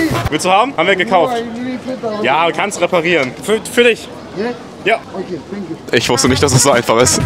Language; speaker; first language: German; native; German